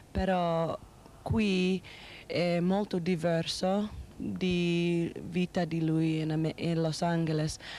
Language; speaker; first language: Italian; non-native, learner; English